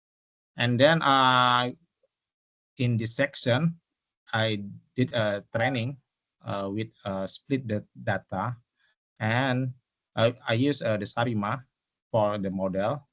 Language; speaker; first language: English; non-native, local second language; Indonesian